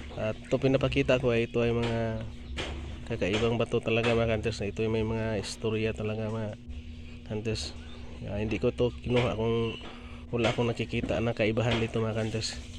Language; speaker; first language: Filipino; non-native, local second language; Cebuano